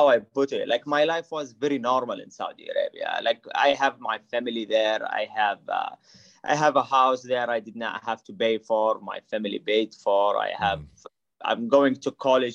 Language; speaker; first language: English; non-native, fluent; Arabic